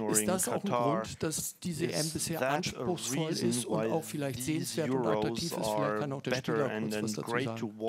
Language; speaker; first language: German; native; German